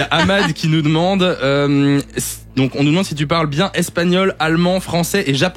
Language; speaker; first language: French; native; French